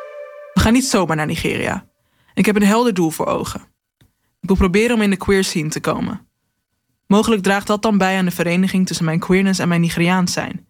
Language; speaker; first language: Dutch; native; Dutch